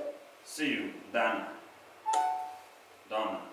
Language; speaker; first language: Portuguese; non-native, learner; English